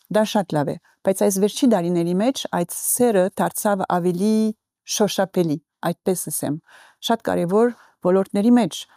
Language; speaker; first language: Armenian; early bilingual, heritage; Armenian